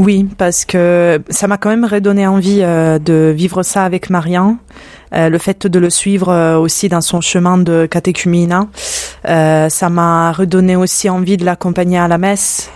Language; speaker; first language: French; non-native, fluent; Italian